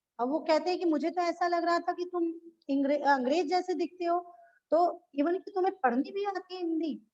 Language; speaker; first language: Hindi; native; Hindi